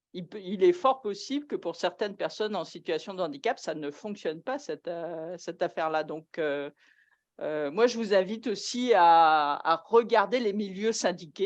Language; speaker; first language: French; native; French